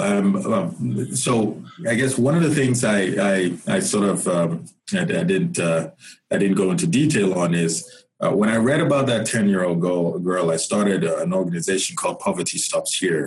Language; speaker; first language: English; non-native, local second language; Yoruba